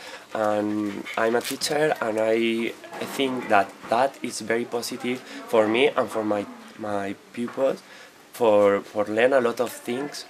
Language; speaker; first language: English; non-native, learner; Spanish